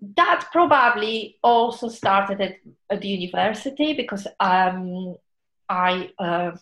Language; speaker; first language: English; non-native, fluent; Polish